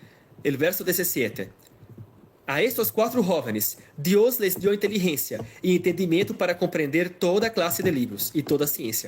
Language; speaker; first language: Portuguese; non-native, fluent; Spanish